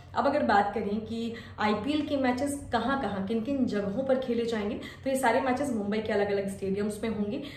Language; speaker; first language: Hindi; native; Hindi